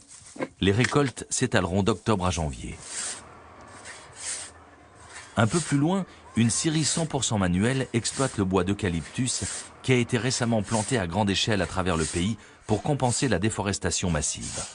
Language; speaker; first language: French; native; French